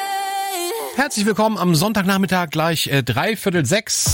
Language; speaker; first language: German; native; German